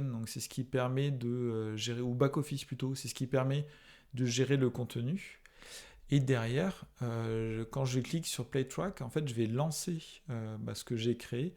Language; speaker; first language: French; native; French